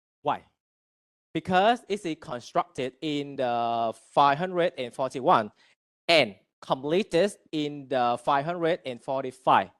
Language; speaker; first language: English; non-native, fluent; Vietnamese